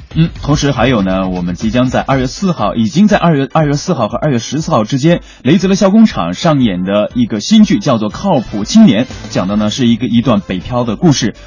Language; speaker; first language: Chinese; native; Chinese